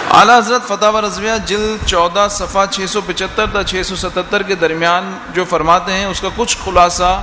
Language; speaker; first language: Urdu; native; Urdu